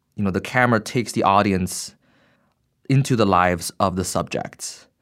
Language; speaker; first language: English; non-native, fluent; Chinese